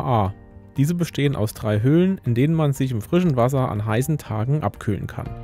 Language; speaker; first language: German; native; German